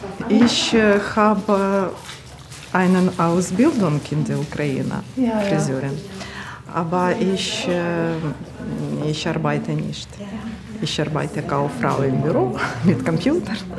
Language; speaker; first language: German; non-native, learner; Ukrainian